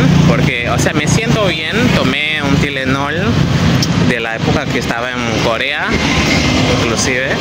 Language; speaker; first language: Spanish; non-native, fluent; Portuguese